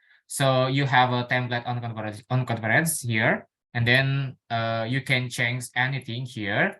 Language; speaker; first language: English; non-native, learner; Indonesian